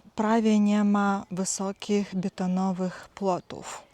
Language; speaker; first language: Polish; non-native, learner; Russian